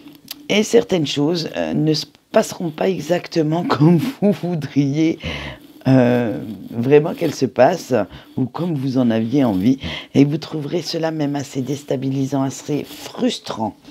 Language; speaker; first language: French; native; French